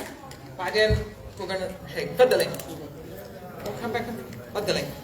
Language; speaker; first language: Arabic; early bilingual, heritage; Arabic